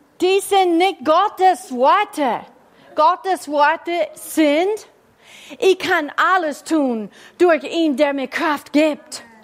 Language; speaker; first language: German; non-native, fluent; English